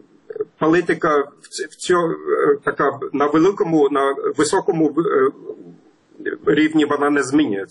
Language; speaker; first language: Ukrainian; non-native, fluent; German